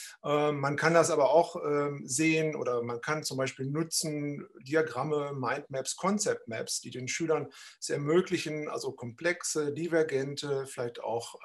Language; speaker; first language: German; native; German